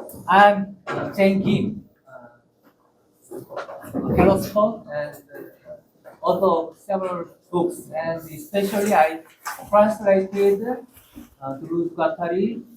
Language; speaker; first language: English; non-native, learner; Korean